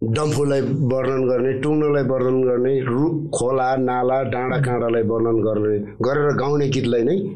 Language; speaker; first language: Nepali; non-native, local second language; Eastern Tamang